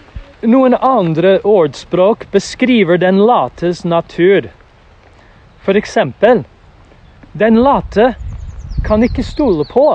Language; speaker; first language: Norwegian; non-native, fluent; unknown